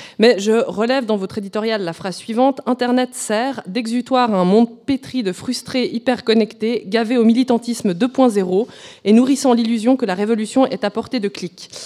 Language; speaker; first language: French; native; French